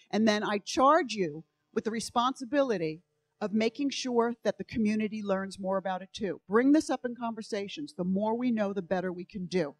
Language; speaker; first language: English; native; English